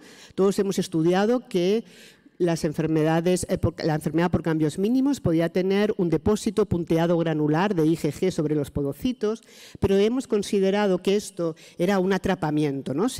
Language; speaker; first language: Spanish; native; Spanish